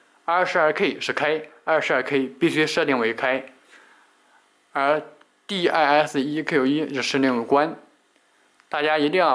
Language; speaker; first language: Chinese; native; Chinese